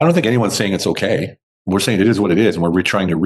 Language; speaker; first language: English; native; English